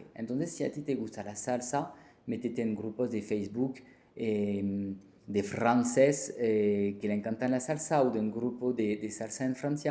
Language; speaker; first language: Spanish; non-native, fluent; French